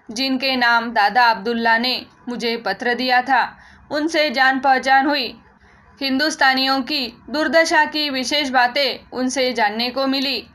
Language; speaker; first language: Hindi; non-native, local second language; Marathi